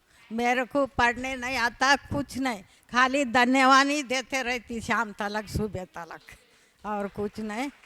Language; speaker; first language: Hindi; non-native, local second language; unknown